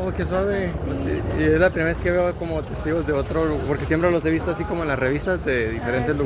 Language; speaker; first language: Spanish; native; Spanish